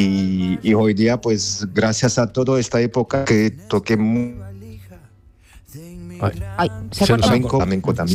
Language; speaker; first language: Spanish; non-native, fluent; Armenian